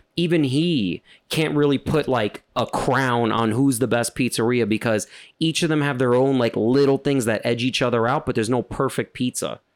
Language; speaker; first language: English; native; English